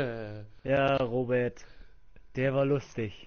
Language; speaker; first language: German; native; German